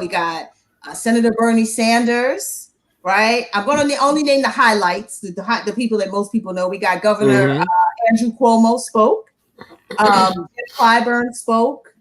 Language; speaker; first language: English; native; English